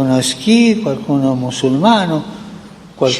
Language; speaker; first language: Italian; non-native, fluent; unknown